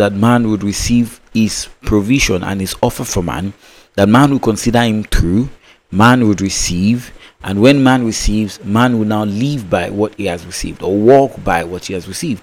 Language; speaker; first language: English; non-native, local second language; Yoruba